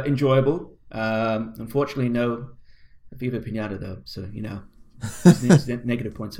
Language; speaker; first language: English; native; English